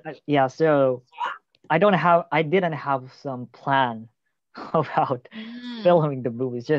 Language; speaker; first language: English; non-native, learner; Korean